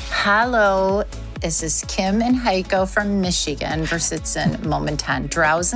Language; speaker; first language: German; non-native, learner; English